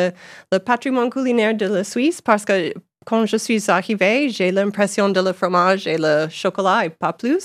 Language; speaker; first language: French; non-native, learner; English